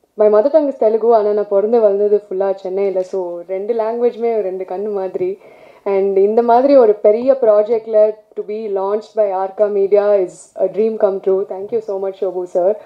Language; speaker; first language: Tamil; non-native, local second language; Telugu